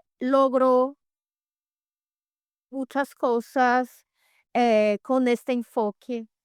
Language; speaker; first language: Spanish; non-native, fluent; Portuguese